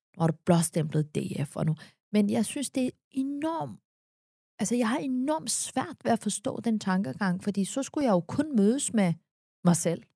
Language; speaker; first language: Danish; early bilingual, other home language; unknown